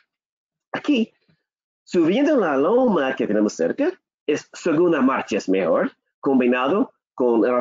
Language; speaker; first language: Spanish; non-native, learner; English